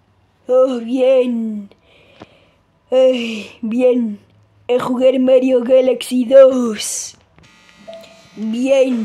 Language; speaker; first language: Spanish; native; Spanish